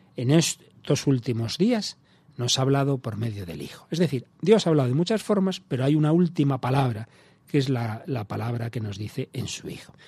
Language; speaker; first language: Spanish; native; Spanish